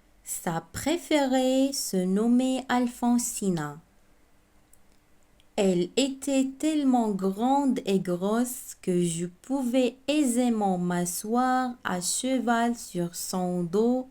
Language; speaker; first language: French; non-native, local second language; Arabic